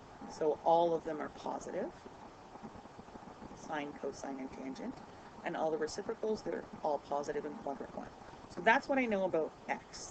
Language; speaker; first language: English; native; English